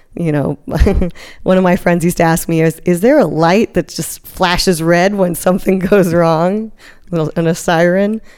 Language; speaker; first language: English; native; English